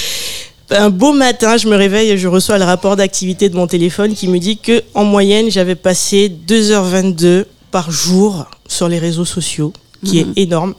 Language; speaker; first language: French; native; French